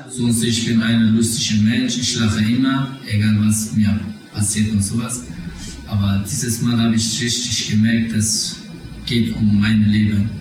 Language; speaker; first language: German; early bilingual, other home language; Kurdish